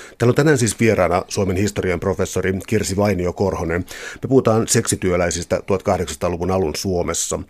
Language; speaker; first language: Finnish; native; Finnish